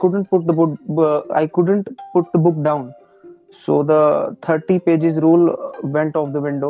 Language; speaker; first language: English; non-native, local second language; Hindi